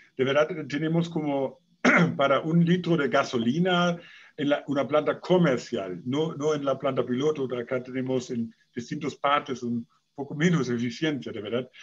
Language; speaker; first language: Spanish; non-native, fluent; German